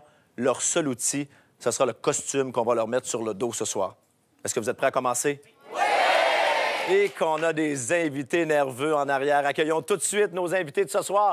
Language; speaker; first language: French; native; French